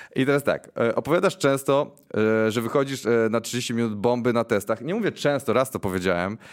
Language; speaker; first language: Polish; native; Polish